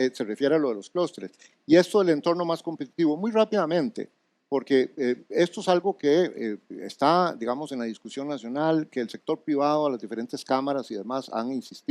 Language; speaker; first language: Spanish; native; Spanish